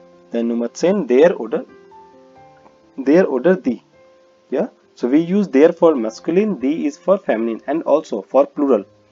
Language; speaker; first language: English; non-native, local second language; Hindi